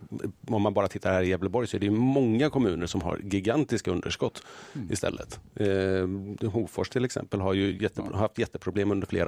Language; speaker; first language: Swedish; native; Swedish